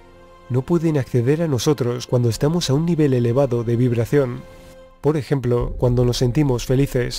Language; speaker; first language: Spanish; native; Spanish